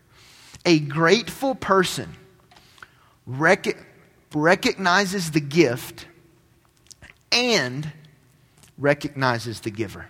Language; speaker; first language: English; native; English